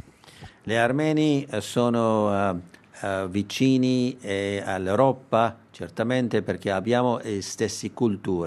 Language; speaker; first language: Italian; non-native, learner; Armenian